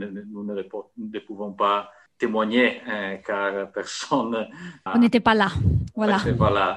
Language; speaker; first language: French; non-native, fluent; Italian